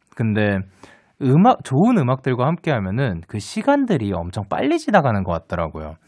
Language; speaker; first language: Korean; native; Korean